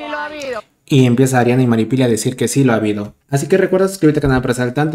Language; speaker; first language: Spanish; native; Spanish